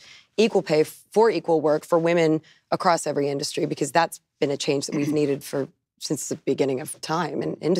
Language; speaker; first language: English; native; English